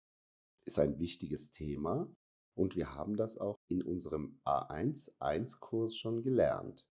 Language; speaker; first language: German; non-native, fluent; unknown